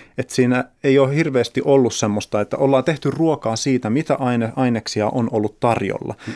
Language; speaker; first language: Finnish; native; Finnish